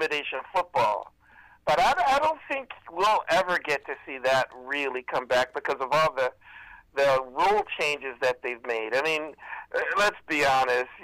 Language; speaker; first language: English; native; English